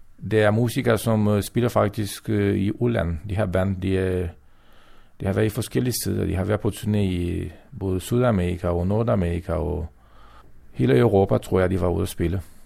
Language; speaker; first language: Danish; non-native, fluent; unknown